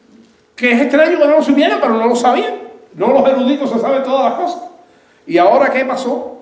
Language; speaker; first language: Spanish; native; Spanish